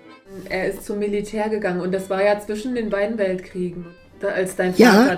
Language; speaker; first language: German; native; German